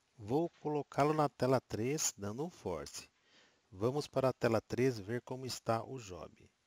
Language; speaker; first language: Portuguese; native; Portuguese